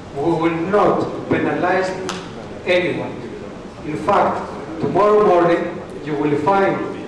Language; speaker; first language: English; non-native, fluent; Greek